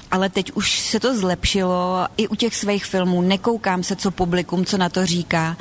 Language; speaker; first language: Czech; native; Czech